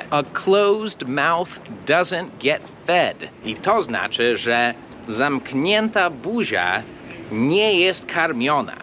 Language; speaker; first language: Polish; non-native, fluent; English